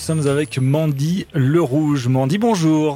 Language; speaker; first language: French; native; French